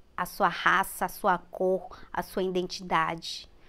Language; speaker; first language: Portuguese; native; Portuguese